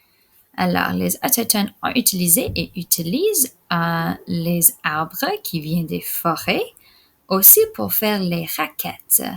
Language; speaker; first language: French; non-native, local second language; English